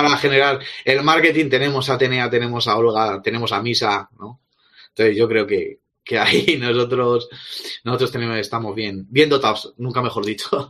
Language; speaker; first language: Spanish; native; Spanish